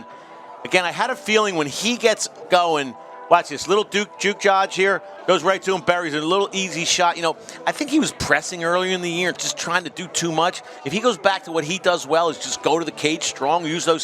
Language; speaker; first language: English; native; English